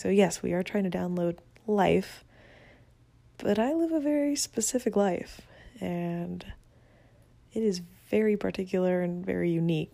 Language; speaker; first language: English; non-native, fluent; Spanish